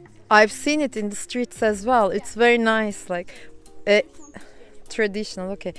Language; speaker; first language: English; non-native, fluent; Turkish